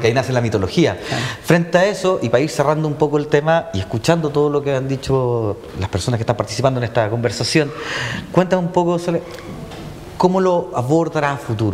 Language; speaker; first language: Spanish; native; Spanish